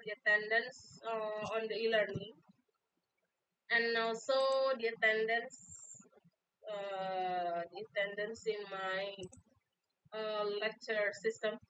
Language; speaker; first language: English; non-native, fluent; Indonesian